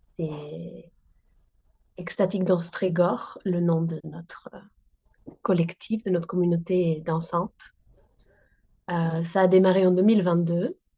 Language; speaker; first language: French; non-native, fluent; Spanish